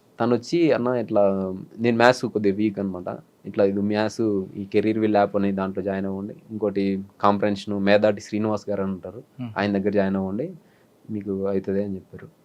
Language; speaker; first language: Telugu; native; Telugu